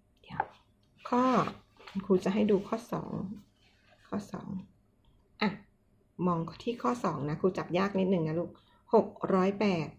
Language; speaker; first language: Thai; native; Thai